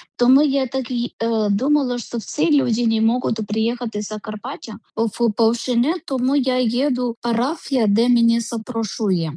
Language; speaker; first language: Ukrainian; non-native, learner; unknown